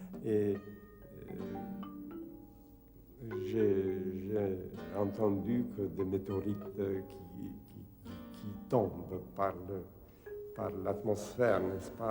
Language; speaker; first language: French; non-native, fluent; Czech